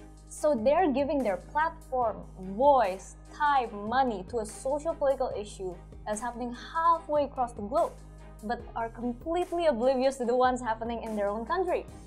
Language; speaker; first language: English; early bilingual, other home language; Indonesian